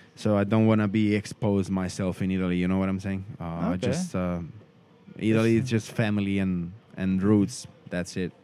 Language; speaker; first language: English; non-native, learner; Italian